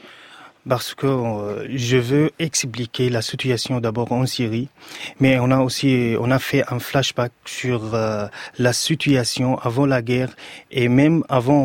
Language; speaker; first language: French; non-native, fluent; Arabic